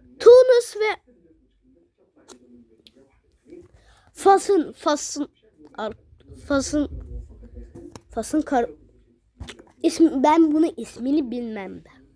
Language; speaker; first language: Turkish; early bilingual, other home language; Arabic